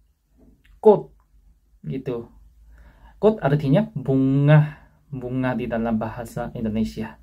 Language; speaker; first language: Indonesian; non-native, fluent; Korean